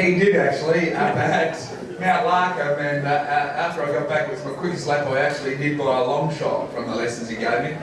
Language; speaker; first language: English; native; English